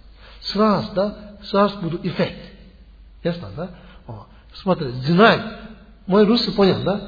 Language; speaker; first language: Russian; non-native, learner; Tibetan